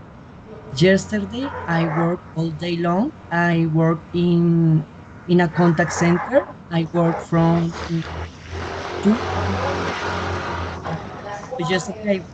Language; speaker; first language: English; non-native, fluent; Spanish